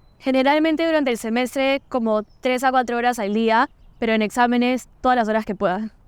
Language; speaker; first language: Spanish; non-native, fluent; Portuguese